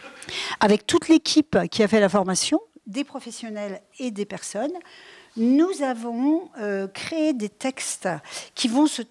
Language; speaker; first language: French; native; French